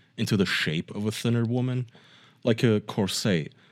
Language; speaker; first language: English; non-native, fluent; German